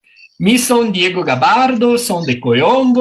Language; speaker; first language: Italian; early bilingual, heritage; Portuguese